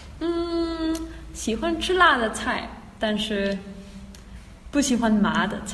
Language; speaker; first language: Chinese; non-native, learner; Danish